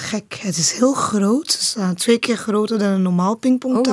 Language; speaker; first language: Dutch; non-native, learner; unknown